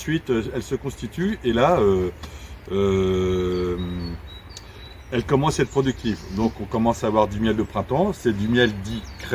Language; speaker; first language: French; native; French